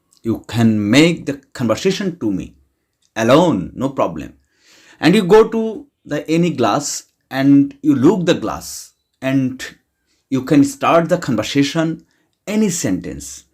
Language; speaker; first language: English; non-native, local second language; Bangla